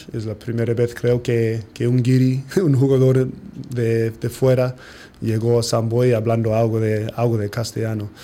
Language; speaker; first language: Spanish; non-native, fluent; English